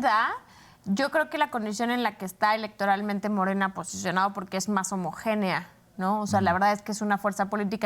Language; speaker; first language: Spanish; native; Spanish